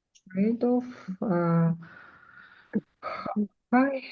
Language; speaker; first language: English; non-native, learner; Russian